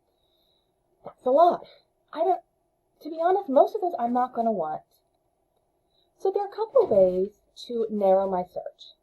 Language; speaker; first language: English; native; English